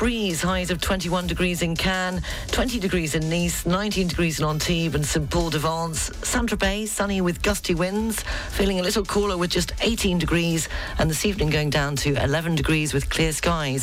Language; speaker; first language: English; native; English